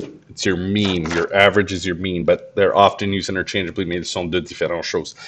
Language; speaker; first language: English; native; English